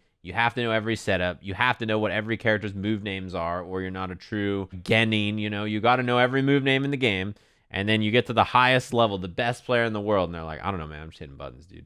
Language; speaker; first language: English; native; English